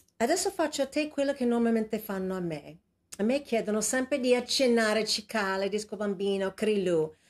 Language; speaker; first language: Italian; non-native, fluent; English